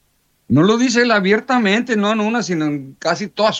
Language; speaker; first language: Spanish; native; Spanish